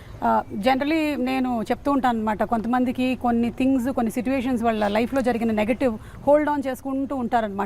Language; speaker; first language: Telugu; native; Telugu